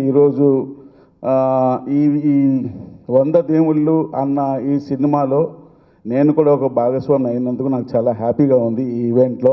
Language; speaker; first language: Telugu; native; Telugu